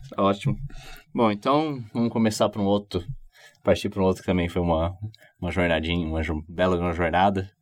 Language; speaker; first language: Portuguese; native; Portuguese